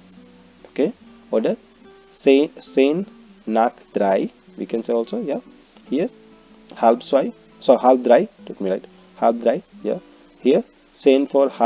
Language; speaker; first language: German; non-native, fluent; Hindi